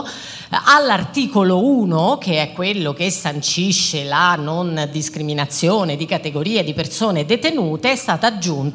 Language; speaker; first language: Italian; native; Italian